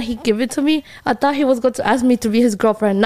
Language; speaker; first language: English; native; English